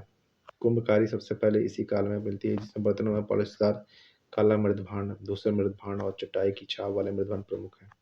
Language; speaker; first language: Hindi; native; Hindi